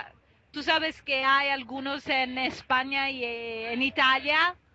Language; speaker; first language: Spanish; non-native, fluent; Italian